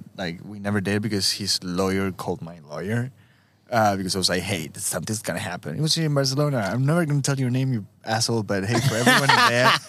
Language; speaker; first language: English; non-native, fluent; Spanish